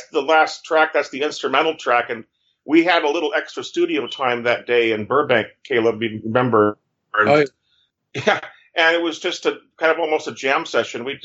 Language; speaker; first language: English; native; English